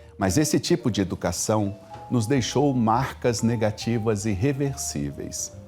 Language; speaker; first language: Portuguese; native; Portuguese